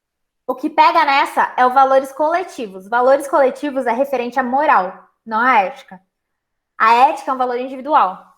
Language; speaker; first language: Portuguese; native; Portuguese